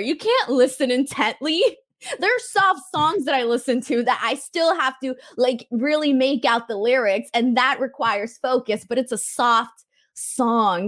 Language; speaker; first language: English; native; English